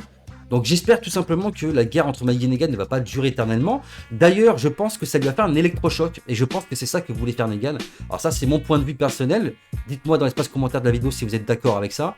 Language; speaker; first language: French; native; French